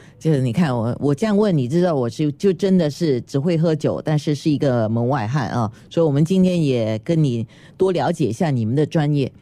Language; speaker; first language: Chinese; native; Chinese